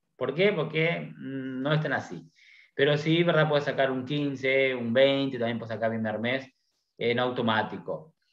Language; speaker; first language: Spanish; native; Spanish